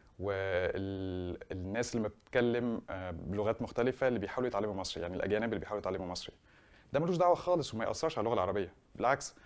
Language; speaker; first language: Arabic; native; Arabic